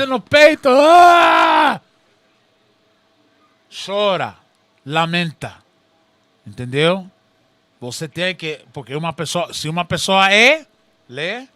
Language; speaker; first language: Portuguese; non-native, learner; Spanish